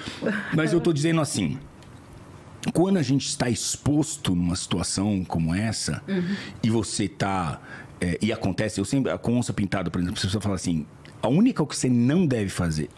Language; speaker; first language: Portuguese; native; Portuguese